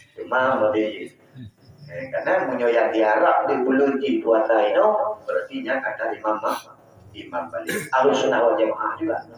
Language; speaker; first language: Malay; non-native, local second language; Achinese